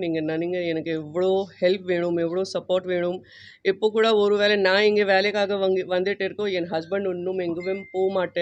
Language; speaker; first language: Tamil; non-native, fluent; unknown